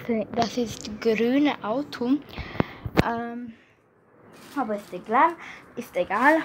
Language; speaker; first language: German; early bilingual, other home language; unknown